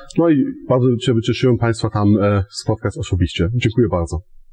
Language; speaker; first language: Polish; non-native, fluent; German